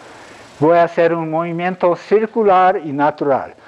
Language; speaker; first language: Spanish; non-native, fluent; English